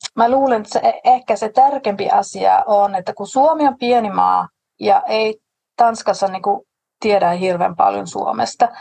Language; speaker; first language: Finnish; non-native, fluent; Danish